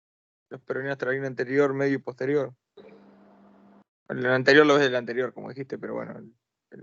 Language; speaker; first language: Spanish; native; Spanish